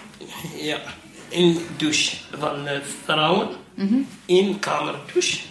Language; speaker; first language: Dutch; non-native, learner; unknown